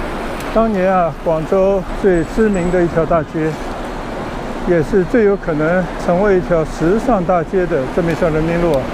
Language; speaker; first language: Chinese; non-native, local second language; Cantonese